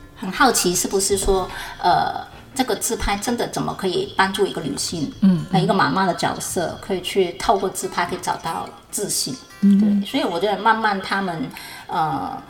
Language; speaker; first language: Chinese; non-native, fluent; Cantonese